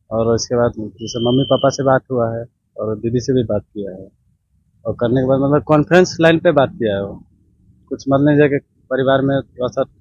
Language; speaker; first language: Hindi; native; Hindi